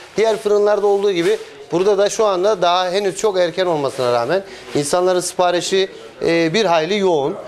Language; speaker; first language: Turkish; native; Turkish